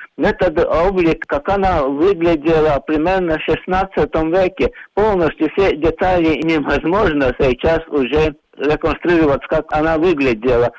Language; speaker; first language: Russian; non-native, local second language; Latvian